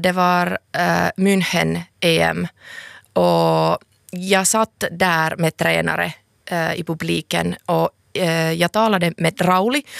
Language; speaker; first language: Swedish; non-native, local second language; Finnish